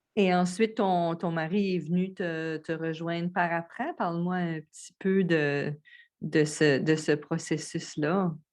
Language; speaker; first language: French; native; French